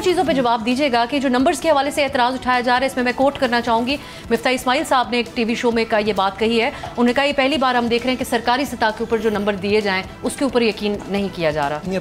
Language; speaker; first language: Urdu; native; Urdu